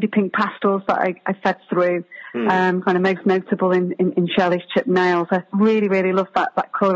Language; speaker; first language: English; native; English